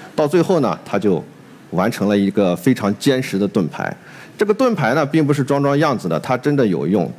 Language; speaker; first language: Chinese; native; Chinese